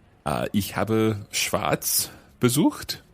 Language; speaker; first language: German; non-native, fluent; English